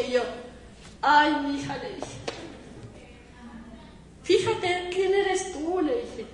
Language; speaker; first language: Spanish; native; Spanish